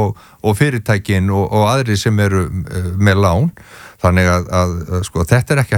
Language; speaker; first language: Icelandic; native; Icelandic